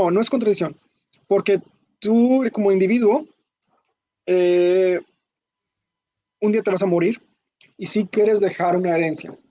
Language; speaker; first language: Spanish; early bilingual, heritage; Spanish